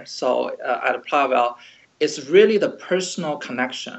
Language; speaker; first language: English; non-native, fluent; Chinese